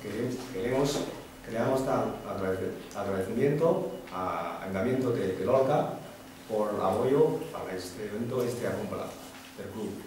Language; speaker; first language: Spanish; non-native, fluent; Chinese